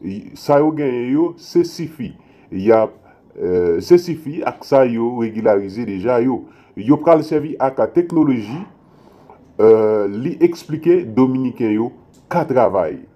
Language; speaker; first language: Haitian Creole; native; Haitian Creole